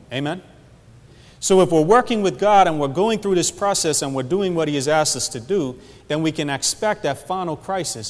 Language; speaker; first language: English; native; English